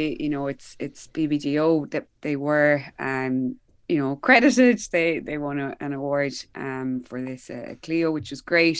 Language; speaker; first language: English; native; English